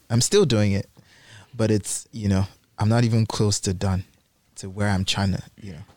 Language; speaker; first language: English; non-native, local second language; Igbo